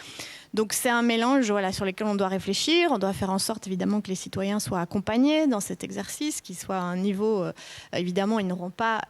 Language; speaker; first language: French; native; French